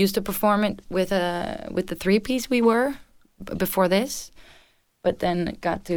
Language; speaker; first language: English; non-native, fluent; Dutch